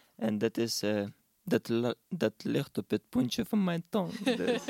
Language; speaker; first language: Dutch; non-native, fluent; Urdu